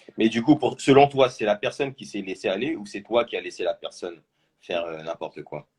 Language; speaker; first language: French; native; French